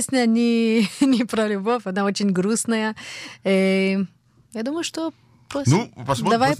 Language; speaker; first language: Russian; early bilingual, heritage; Russian